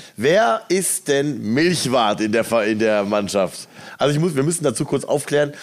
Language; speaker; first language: German; native; German